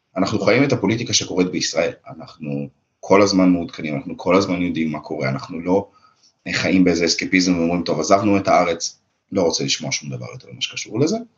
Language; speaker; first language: Hebrew; early bilingual, other home language; Russian